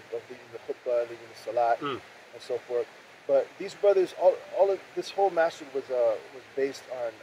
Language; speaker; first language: English; native; English